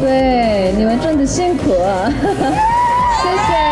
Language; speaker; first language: Chinese; non-native, learner; Korean